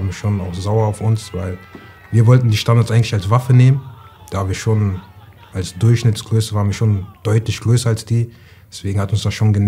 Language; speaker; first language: German; native; German